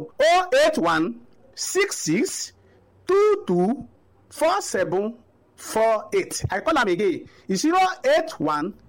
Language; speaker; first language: Nigerian Pidgin; non-native, local second language; Yoruba